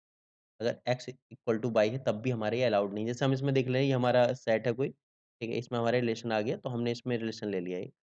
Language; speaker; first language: Hindi; native; Hindi